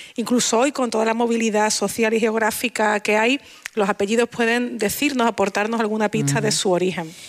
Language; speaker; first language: Spanish; native; Spanish